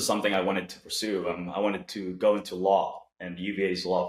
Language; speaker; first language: English; non-native, local second language; Cebuano